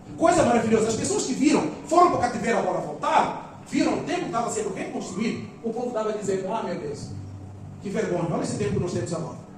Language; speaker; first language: Portuguese; non-native, local second language; Upper Guinea Crioulo